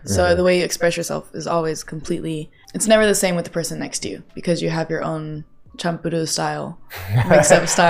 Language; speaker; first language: English; early bilingual, other home language; Japanese